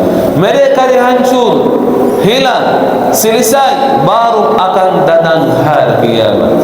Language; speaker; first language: Indonesian; non-native, fluent; Arabic